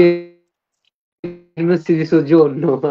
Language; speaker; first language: Italian; non-native, learner; Bangla